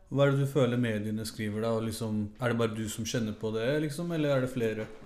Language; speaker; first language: Norwegian; early bilingual, other home language; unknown